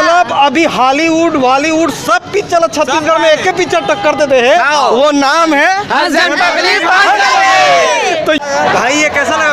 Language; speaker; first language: Hindi; non-native, local second language; Chhattisgarhi